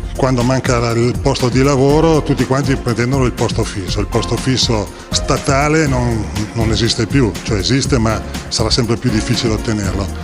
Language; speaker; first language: Italian; native; Italian